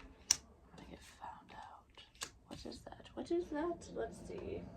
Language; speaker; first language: English; native; English